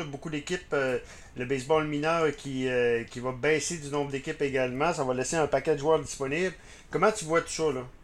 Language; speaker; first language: French; native; French